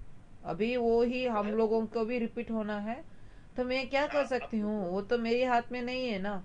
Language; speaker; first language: Hindi; non-native, local second language; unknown